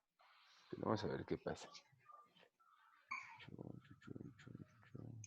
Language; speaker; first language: Spanish; native; Spanish